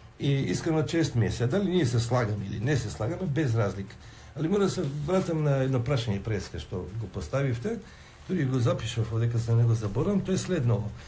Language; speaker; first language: Macedonian; non-native, local second language; Albanian